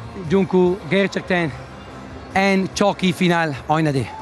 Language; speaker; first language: Turkish; non-native, learner; Italian